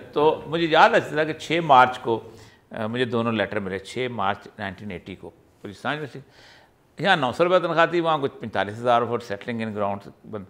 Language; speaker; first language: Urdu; non-native, local second language; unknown